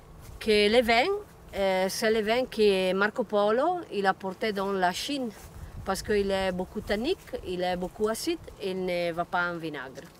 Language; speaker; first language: French; non-native, learner; Italian